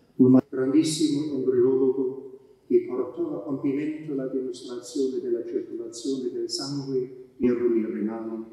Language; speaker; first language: Italian; non-native, fluent; German